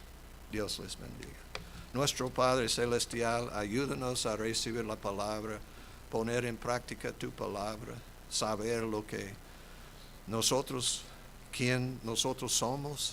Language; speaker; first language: Spanish; non-native, fluent; English